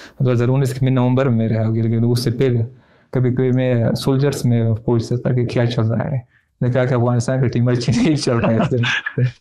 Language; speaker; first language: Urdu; non-native, fluent; Pashto